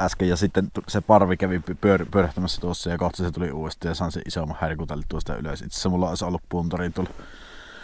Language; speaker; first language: Finnish; native; Finnish